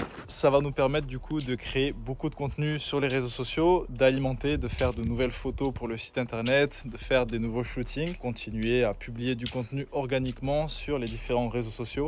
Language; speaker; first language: French; native; French